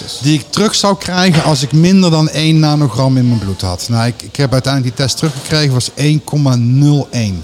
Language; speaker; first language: Dutch; native; Dutch